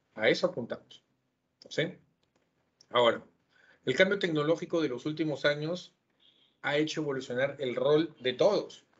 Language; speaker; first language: Spanish; native; Spanish